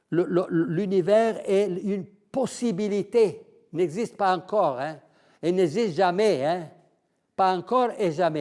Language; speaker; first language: French; non-native, fluent; Italian